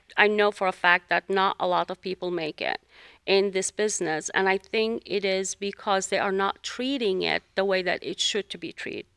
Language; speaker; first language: English; non-native, fluent; Arabic